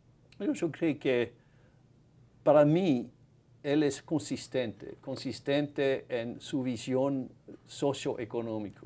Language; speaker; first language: Spanish; non-native, fluent; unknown